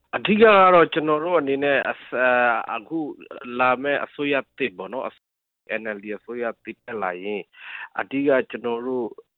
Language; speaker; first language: Burmese; non-native, local second language; Rohingya